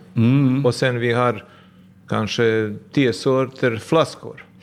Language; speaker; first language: Swedish; non-native, fluent; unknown